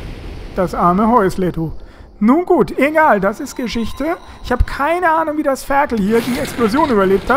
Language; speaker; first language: German; native; German